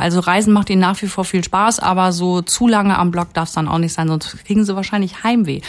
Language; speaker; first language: German; native; German